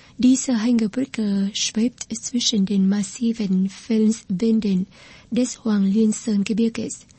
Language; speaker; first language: German; non-native, fluent; Vietnamese